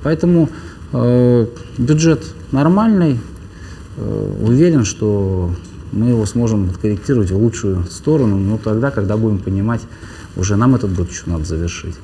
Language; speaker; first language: Russian; native; Russian